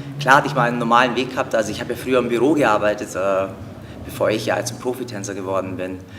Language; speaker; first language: German; early bilingual, other home language; Turkish